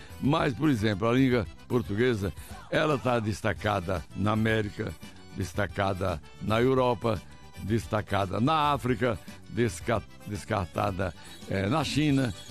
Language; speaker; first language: Portuguese; native; Portuguese